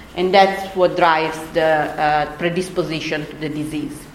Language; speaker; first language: English; non-native, fluent; Italian